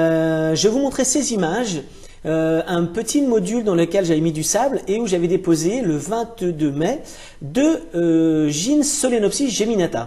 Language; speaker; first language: French; native; French